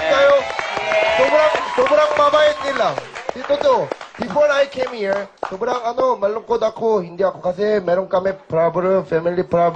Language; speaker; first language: Filipino; non-native, learner; Korean